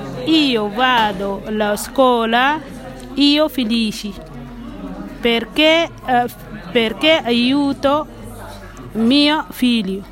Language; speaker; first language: Italian; non-native, learner; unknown